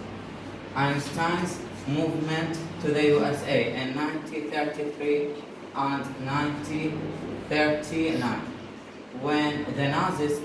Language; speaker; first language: English; non-native, learner; Arabic